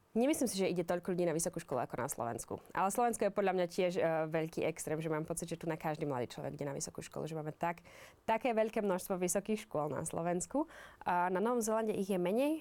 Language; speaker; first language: Slovak; native; Slovak